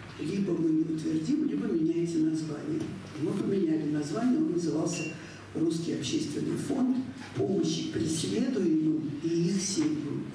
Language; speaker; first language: Russian; native; Russian